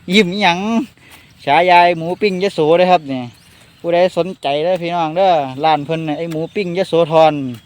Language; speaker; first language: Thai; native; Thai